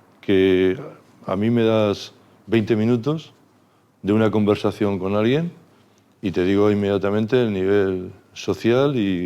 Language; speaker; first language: Spanish; native; Spanish